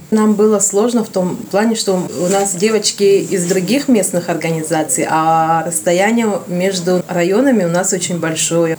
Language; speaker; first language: Russian; non-native, local second language; Yakut